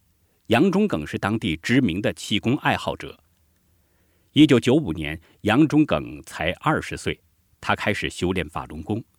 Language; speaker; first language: Chinese; native; Chinese